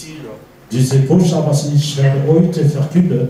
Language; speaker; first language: German; non-native, learner; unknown